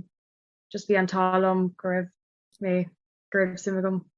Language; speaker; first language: Irish; non-native, local second language; English